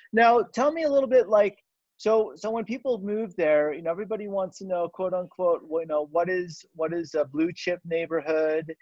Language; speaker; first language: English; native; English